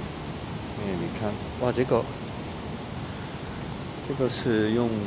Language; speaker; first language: Chinese; non-native, local second language; Cantonese